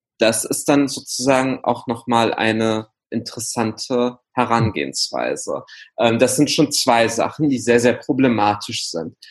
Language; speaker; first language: German; early bilingual, other home language; Arabic